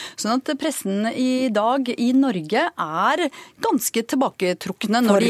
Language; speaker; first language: Norwegian; native; Norwegian